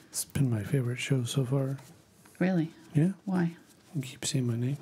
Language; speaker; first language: English; native; English